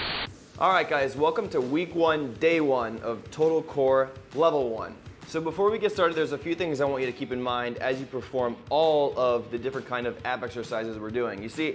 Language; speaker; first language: English; native; English